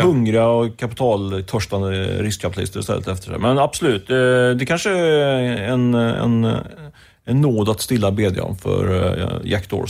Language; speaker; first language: Swedish; native; Swedish